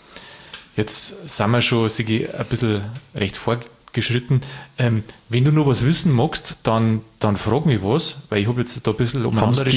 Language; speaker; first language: German; native; German